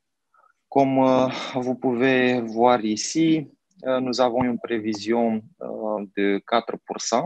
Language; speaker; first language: French; non-native, fluent; Romanian